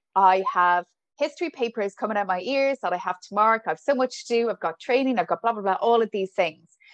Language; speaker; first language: English; native; English